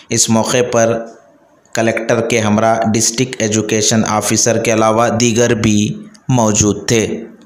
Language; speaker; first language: Urdu; native; Urdu